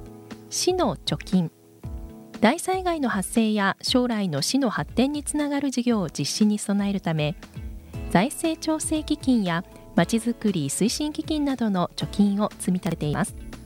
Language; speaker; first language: Japanese; native; Japanese